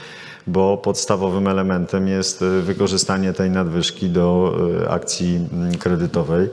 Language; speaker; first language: Polish; native; Polish